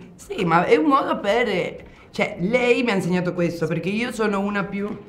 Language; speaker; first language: Italian; non-native, fluent; Spanish